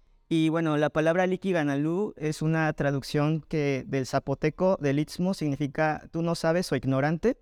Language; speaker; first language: Spanish; native; Spanish